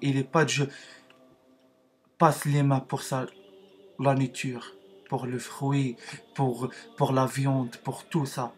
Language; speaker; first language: French; non-native, learner; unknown